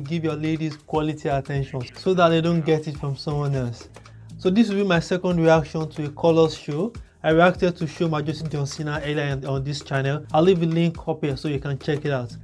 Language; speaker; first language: English; non-native, local second language; Yoruba